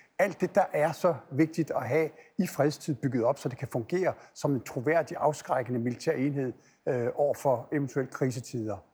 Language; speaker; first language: Danish; native; Danish